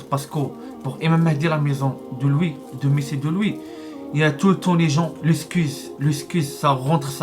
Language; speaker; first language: French; non-native, learner; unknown